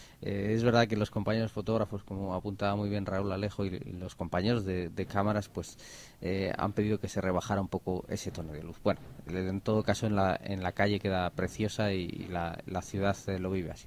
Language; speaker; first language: Spanish; native; Spanish